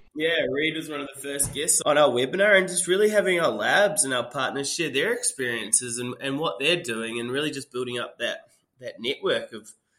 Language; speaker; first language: English; native; English